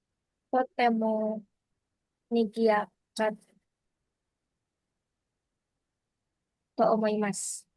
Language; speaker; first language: Japanese; non-native, learner; Indonesian